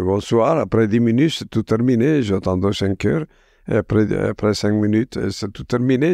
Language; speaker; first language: French; non-native, fluent; Italian